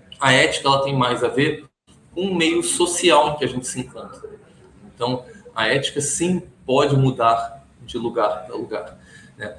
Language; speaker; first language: Portuguese; early bilingual, other home language; Hebrew